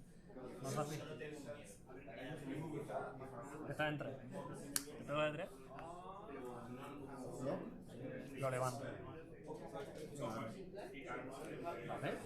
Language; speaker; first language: Spanish; native; Spanish